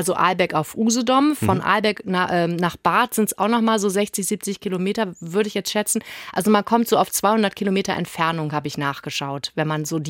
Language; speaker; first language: German; native; German